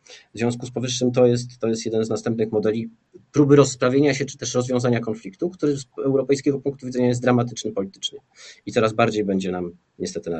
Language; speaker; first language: Polish; native; Polish